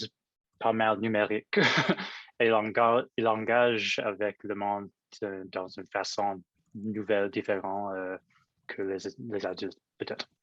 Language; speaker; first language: French; non-native, local second language; English